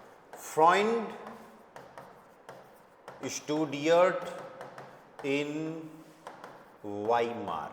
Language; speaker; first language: German; non-native, fluent; Hindi